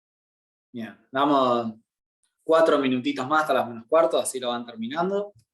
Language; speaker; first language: Spanish; native; Spanish